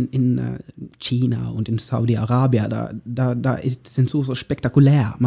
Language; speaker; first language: German; non-native, learner; Norwegian